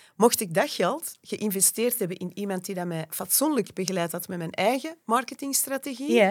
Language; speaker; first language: Dutch; native; Dutch